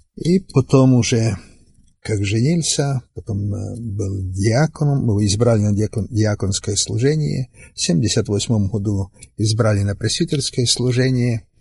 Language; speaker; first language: Russian; non-native, local second language; Rusyn